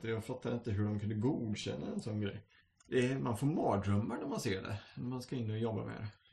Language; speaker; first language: Swedish; native; Swedish